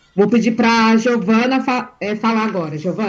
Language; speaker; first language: Portuguese; native; Portuguese